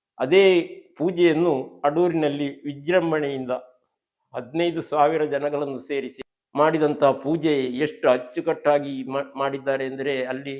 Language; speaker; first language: Kannada; non-native, local second language; Marathi